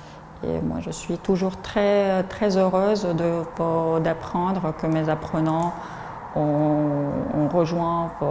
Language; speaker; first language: French; non-native, fluent; Russian